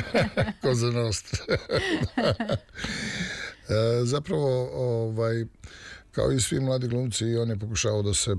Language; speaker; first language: Serbian; native; Serbian